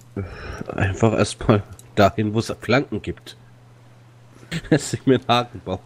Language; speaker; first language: German; native; German